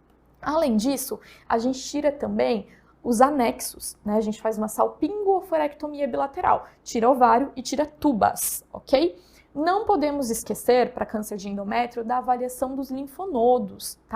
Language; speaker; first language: Portuguese; native; Portuguese